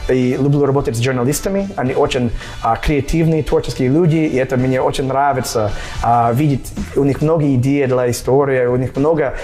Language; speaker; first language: Russian; non-native, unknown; English